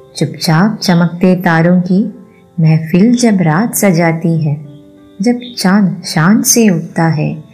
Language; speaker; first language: Hindi; non-native, local second language; Malayalam